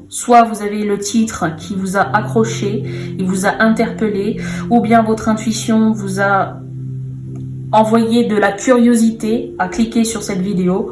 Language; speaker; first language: French; native; French